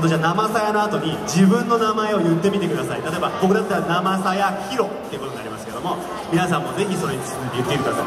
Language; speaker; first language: Japanese; native; Japanese